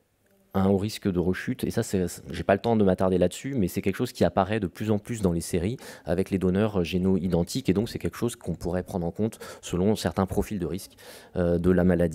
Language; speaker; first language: French; native; French